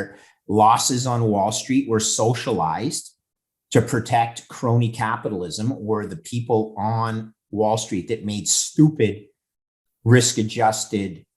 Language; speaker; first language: English; native; English